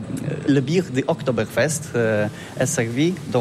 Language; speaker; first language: French; non-native, learner; Polish